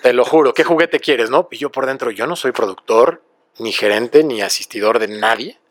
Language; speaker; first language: Spanish; native; Spanish